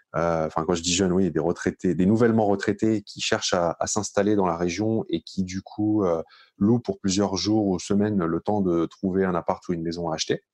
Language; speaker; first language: French; native; French